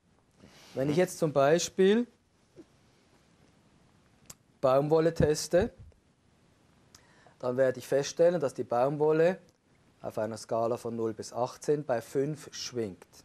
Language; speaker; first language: German; native; German